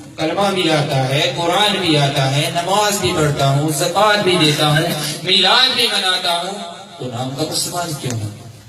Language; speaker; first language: Urdu; non-native, fluent; Arabic